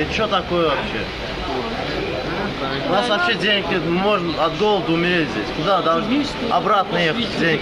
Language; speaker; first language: Russian; non-native, fluent; Turkmen